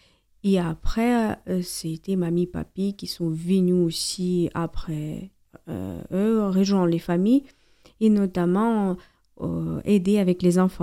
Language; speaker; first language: French; non-native, fluent; Ukrainian